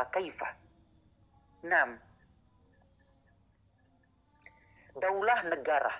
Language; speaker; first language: Arabic; non-native, learner; Indonesian